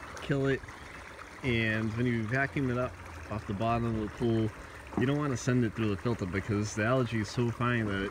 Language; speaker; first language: English; native; English